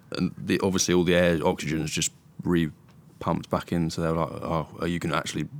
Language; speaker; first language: English; native; English